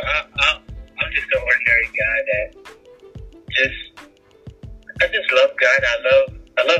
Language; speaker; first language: English; native; English